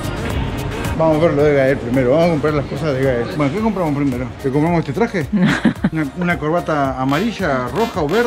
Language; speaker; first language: Spanish; native; Spanish